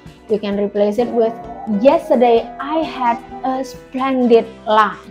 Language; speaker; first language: English; non-native, fluent; Indonesian